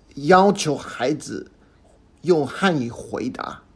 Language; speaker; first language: Chinese; non-native, fluent; English